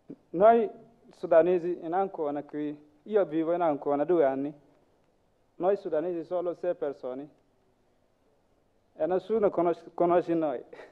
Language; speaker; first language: Italian; non-native, learner; Masai